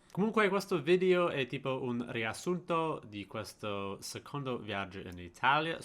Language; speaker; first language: Italian; non-native, fluent; English